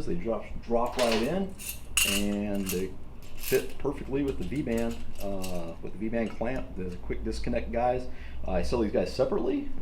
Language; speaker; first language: English; native; English